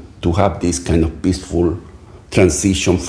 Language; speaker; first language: English; non-native, fluent; Spanish